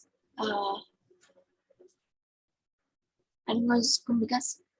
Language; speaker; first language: English; non-native, learner; Vietnamese